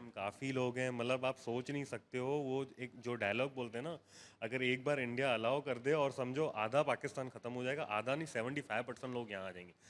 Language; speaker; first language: Hindi; non-native, local second language; Gujarati